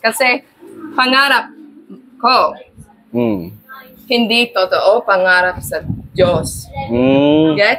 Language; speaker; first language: Filipino; non-native, learner; English